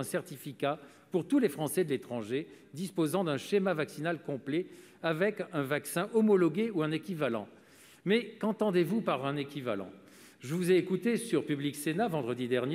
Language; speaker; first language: French; native; French